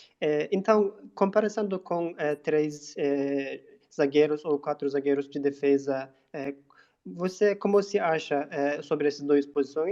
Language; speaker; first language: Portuguese; non-native, fluent; Turkish